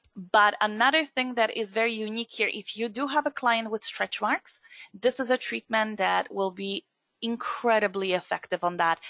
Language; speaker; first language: English; non-native, fluent; Polish